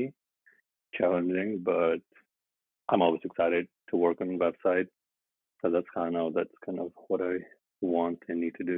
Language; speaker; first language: English; non-native, fluent; Russian